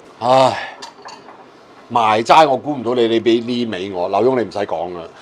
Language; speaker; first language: Cantonese; native; Cantonese